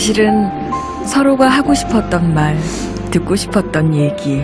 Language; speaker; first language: Korean; native; Korean